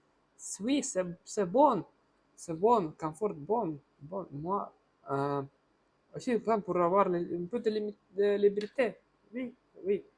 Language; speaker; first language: French; non-native, learner; Russian